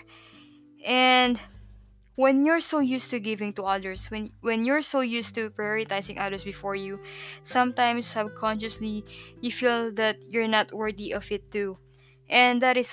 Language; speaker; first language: English; non-native, local second language; Filipino